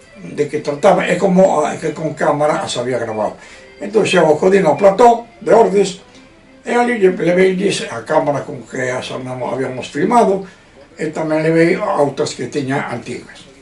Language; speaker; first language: Galician; non-native, local second language; Spanish